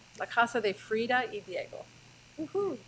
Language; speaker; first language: Spanish; non-native, fluent; English